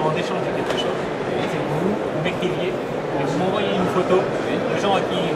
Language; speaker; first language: French; native; French